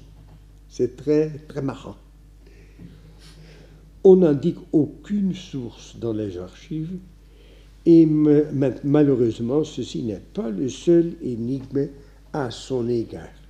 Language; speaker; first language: French; non-native, fluent; Dutch